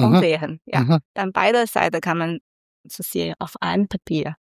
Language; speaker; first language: German; non-native, learner; Chinese